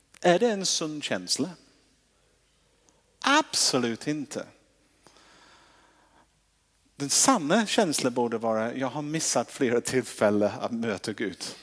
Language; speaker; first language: Swedish; non-native, fluent; English